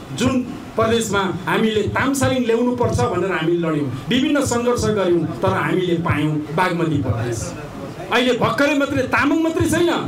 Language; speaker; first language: Nepali; non-native, local second language; Eastern Tamang